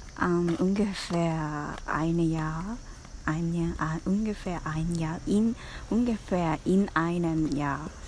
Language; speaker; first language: German; non-native, learner; Japanese